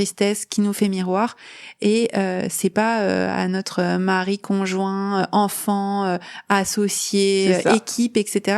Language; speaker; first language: French; native; French